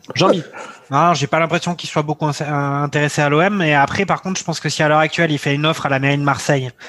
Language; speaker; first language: French; native; French